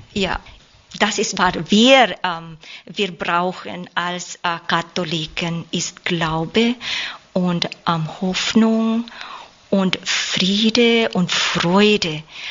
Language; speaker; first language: German; non-native, learner; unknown